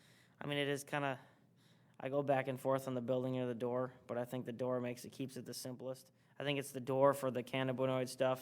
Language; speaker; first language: English; native; English